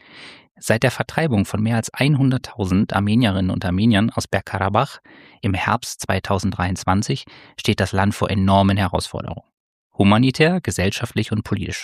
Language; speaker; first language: German; native; German